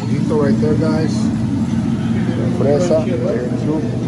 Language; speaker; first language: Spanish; early bilingual, heritage; English